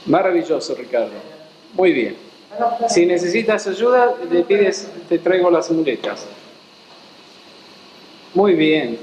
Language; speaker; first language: Spanish; native; Spanish